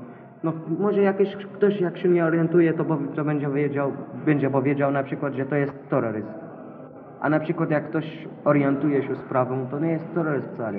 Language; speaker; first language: Polish; non-native, learner; Arabic